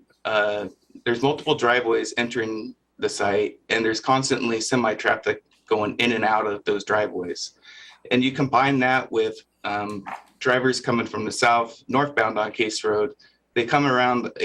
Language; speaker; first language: English; native; English